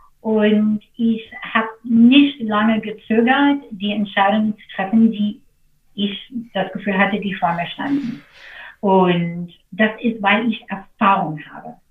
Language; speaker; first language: German; non-native, fluent; English